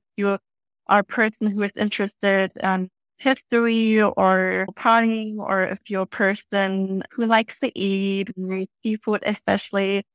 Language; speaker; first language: English; non-native, fluent; German